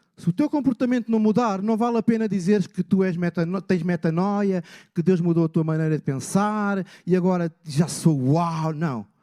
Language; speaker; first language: Portuguese; native; Portuguese